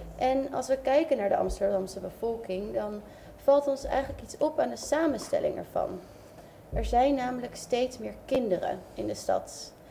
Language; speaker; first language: Dutch; native; Dutch